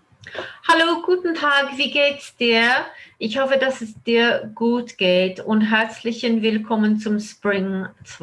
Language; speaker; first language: German; non-native, fluent; English